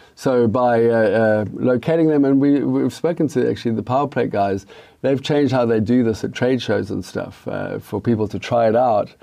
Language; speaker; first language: English; native; English